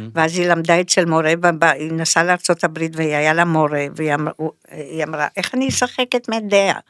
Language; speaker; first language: Hebrew; non-native, fluent; Spanish